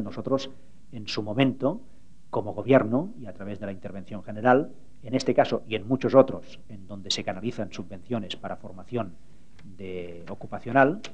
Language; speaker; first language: Spanish; non-native, local second language; Catalan